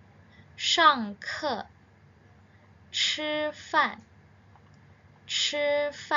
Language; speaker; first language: Chinese; non-native, fluent; Burmese